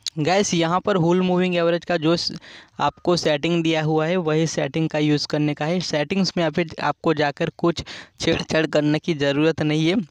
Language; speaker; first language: Hindi; non-native, local second language; Gujarati